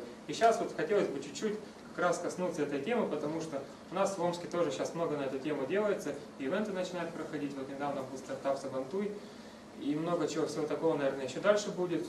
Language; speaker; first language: Russian; native; Russian